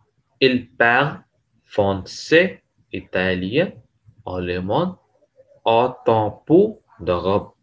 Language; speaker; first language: French; non-native, learner; Urdu